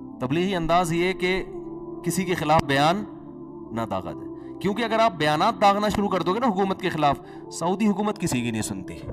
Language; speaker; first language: Urdu; native; Urdu